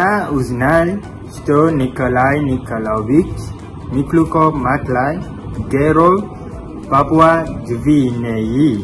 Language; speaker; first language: Russian; non-native, learner; Malay